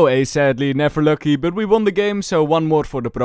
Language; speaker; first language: English; non-native, fluent; Dutch